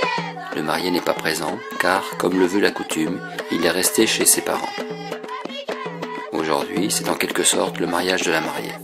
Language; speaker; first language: French; native; French